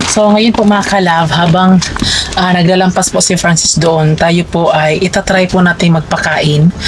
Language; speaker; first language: Filipino; non-native, local second language; Cebuano